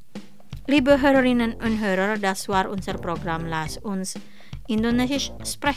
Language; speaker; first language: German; non-native, learner; Indonesian